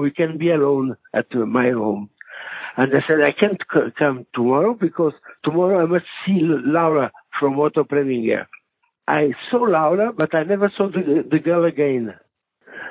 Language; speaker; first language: English; non-native, fluent; Portuguese